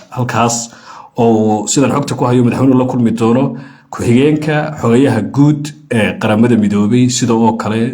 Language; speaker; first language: Somali; native; Somali